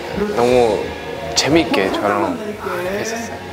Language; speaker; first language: Korean; non-native, learner; Chinese